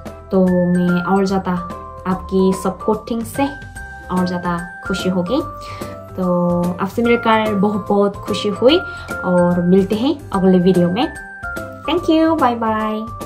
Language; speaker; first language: Hindi; non-native, learner; Korean